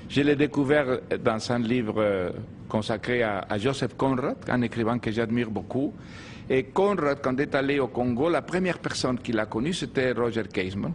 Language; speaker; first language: French; non-native, fluent; Spanish